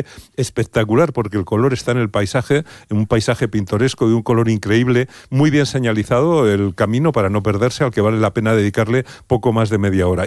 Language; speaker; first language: Spanish; native; Spanish